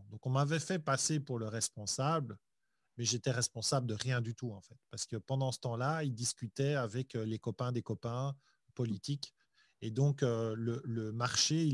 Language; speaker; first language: French; native; French